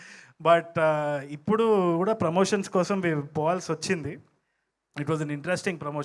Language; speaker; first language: Telugu; native; Telugu